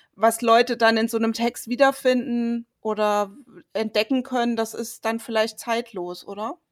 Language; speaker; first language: German; native; German